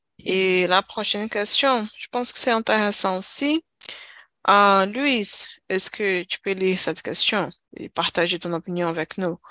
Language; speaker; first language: French; non-native, learner; Portuguese